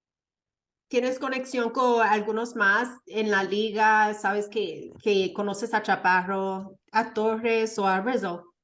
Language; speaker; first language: Spanish; early bilingual, heritage; Spanish